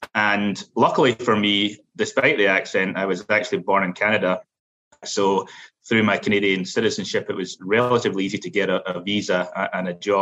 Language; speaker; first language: English; native; English